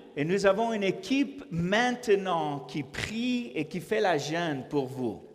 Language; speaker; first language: French; non-native, learner; English